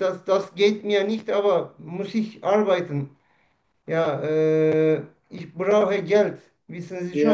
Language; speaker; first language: German; non-native, learner; Turkish